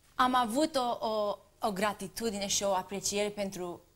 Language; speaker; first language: Romanian; early bilingual, heritage; Romanian